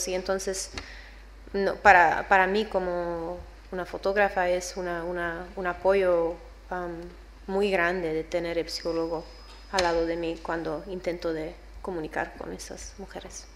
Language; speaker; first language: Spanish; non-native, learner; English